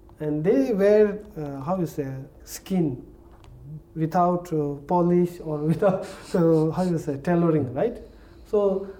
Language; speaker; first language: English; non-native, learner; Tibetan